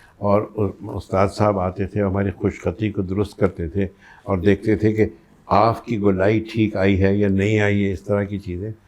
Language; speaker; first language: Urdu; native; Urdu